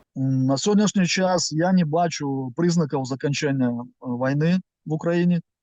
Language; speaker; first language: Belarusian; non-native, local second language; Russian